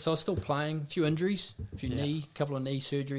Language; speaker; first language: English; native; English